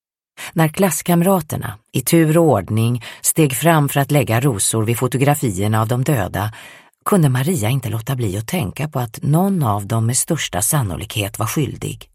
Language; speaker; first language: Swedish; native; Swedish